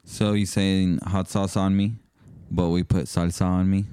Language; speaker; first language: English; early bilingual, other home language; Spanish